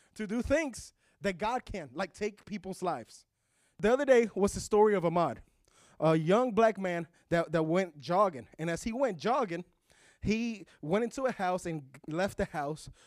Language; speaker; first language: English; early bilingual, other home language; Spanish